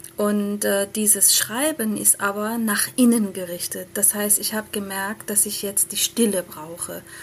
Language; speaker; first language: German; early bilingual, other home language; Persian